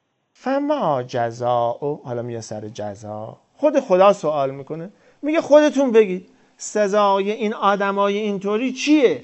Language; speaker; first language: Persian; native; Persian